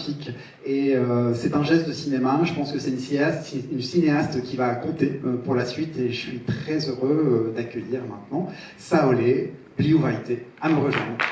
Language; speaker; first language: French; native; French